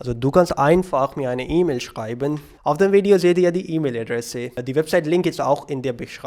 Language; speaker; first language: German; non-native, learner; Urdu